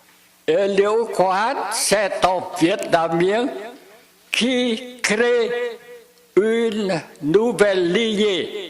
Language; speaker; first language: French; non-native, fluent; Vietnamese